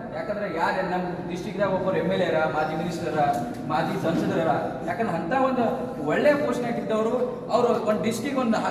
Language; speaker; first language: Kannada; non-native, local second language; Lambadi